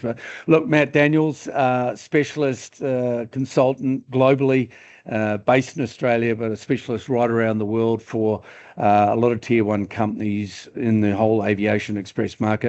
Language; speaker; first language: English; native; English